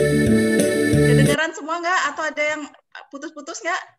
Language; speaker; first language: Indonesian; native; Indonesian